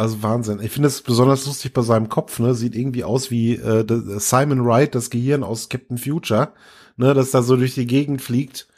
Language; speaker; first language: German; native; German